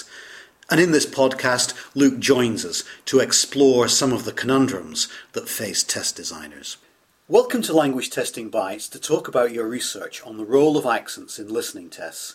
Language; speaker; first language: English; native; English